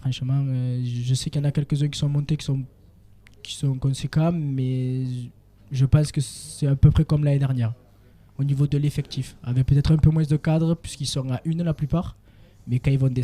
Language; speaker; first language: French; native; French